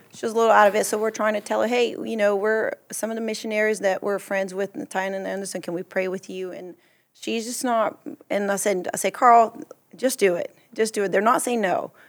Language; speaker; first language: English; early bilingual, other home language; Portuguese